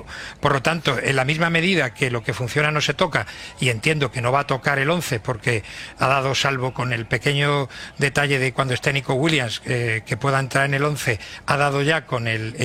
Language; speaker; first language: Spanish; native; Spanish